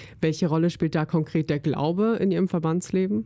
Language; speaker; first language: German; native; German